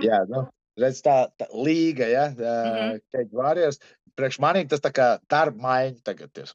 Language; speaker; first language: Latvian; early bilingual, heritage; Latvian